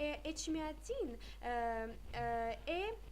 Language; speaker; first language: French; non-native, fluent; Armenian